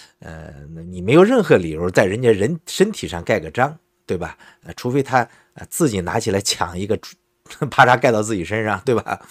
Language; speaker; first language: Chinese; native; Chinese